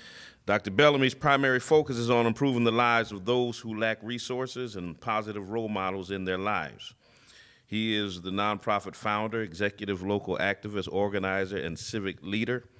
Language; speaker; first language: English; native; English